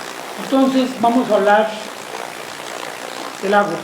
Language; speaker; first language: Spanish; native; Spanish